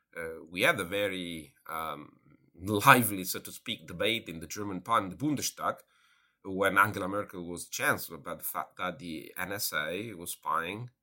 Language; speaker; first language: English; non-native, fluent; Italian